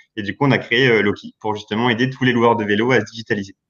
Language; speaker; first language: French; native; French